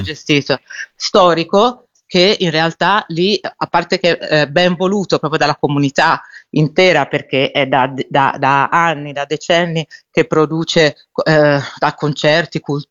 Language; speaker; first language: Italian; native; Italian